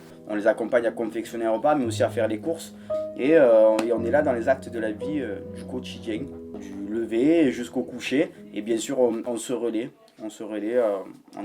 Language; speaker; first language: French; native; French